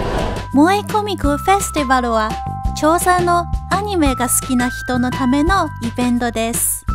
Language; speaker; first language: Japanese; non-native, fluent; Chinese